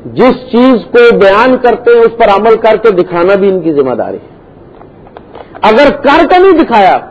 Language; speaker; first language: Urdu; native; Urdu